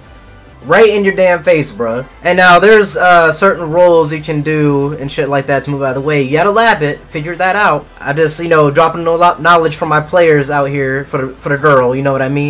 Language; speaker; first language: English; native; English